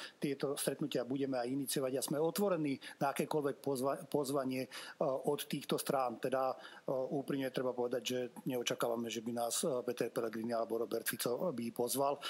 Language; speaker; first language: Slovak; non-native, local second language; Hungarian